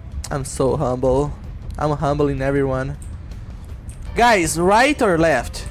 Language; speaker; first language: English; non-native, fluent; Portuguese